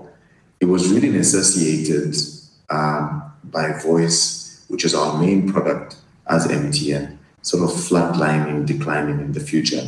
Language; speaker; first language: English; non-native, local second language; Bemba